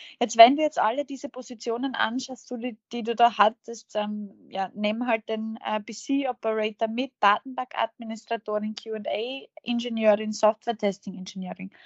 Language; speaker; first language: German; native; German